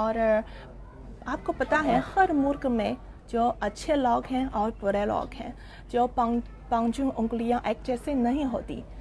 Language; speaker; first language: Hindi; non-native, fluent; Chinese